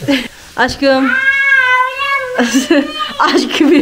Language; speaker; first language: Turkish; non-native, learner; Indonesian